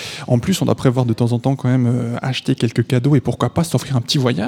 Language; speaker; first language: French; native; French